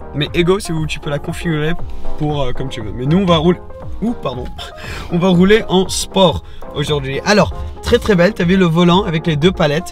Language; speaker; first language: French; native; French